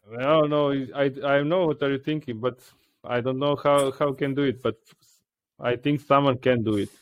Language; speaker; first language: English; non-native, learner; Croatian